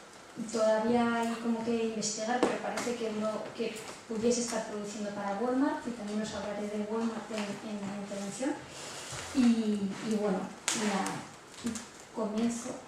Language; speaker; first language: Spanish; native; Spanish